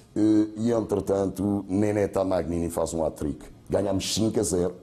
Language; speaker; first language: Portuguese; native; Portuguese